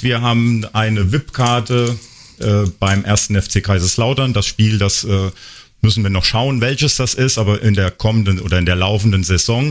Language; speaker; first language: German; native; German